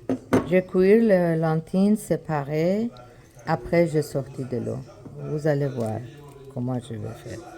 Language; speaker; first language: French; non-native, learner; Persian